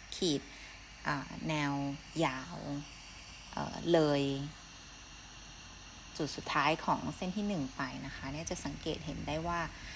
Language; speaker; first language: Thai; native; Thai